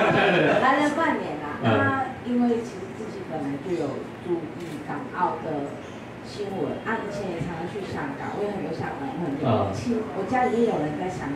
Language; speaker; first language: Chinese; native; Chinese